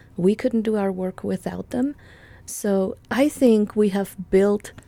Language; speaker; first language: English; non-native, fluent; Spanish